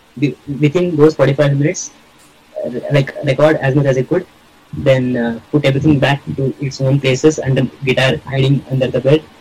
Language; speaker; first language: English; non-native, local second language; Kannada